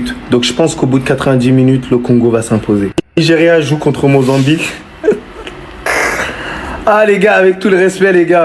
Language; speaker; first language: French; early bilingual, other home language; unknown